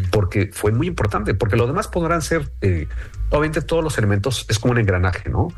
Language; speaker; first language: Spanish; native; Spanish